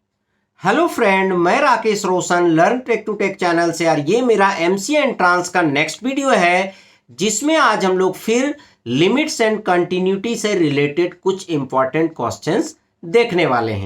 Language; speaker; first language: Hindi; native; Hindi